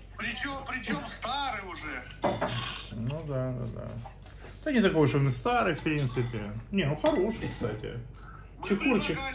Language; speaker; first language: Russian; native; Russian